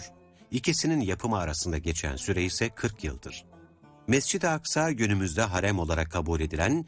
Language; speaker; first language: Turkish; native; Turkish